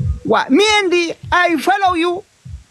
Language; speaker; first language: English; non-native, learner; Tigrinya